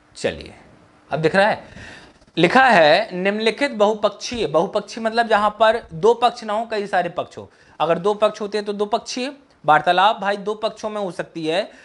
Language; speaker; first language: Hindi; native; Hindi